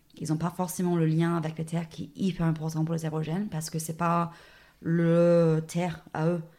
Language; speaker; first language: French; non-native, fluent; English